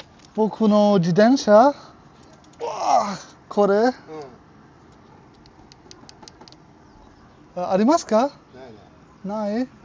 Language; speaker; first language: Japanese; non-native, learner; German